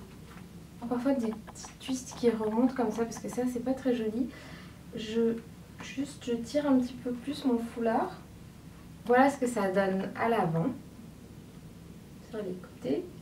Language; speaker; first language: French; native; French